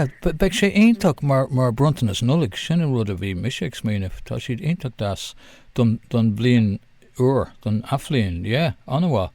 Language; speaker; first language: Irish; non-native, local second language; English